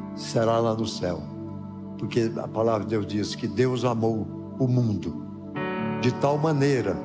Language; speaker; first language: Portuguese; native; Portuguese